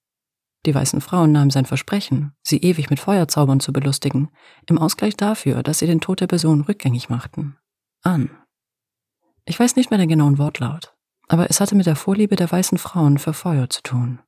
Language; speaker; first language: German; native; German